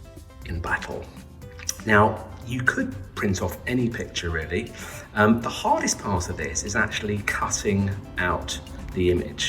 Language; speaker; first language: English; native; English